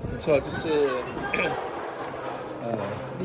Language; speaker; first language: Chinese; non-native, learner; English